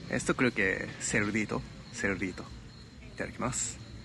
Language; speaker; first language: Spanish; non-native, fluent; Japanese